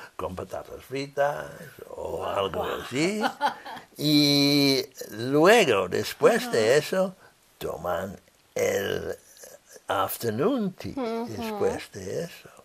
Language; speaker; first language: Spanish; non-native, fluent; English